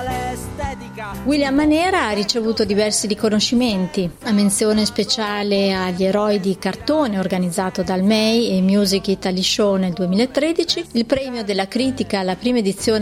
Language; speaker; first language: Italian; native; Italian